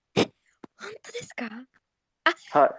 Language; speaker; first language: Japanese; non-native, learner; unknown